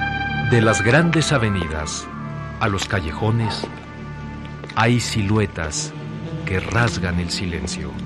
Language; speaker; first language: Spanish; native; Spanish